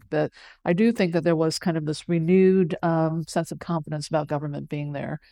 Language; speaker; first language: English; early bilingual, other home language; Cantonese